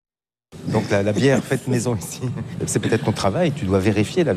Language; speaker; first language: French; native; French